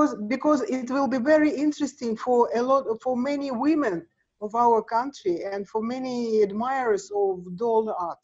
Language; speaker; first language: English; non-native, learner; Russian